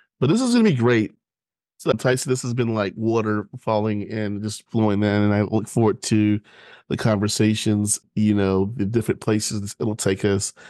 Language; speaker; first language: English; native; English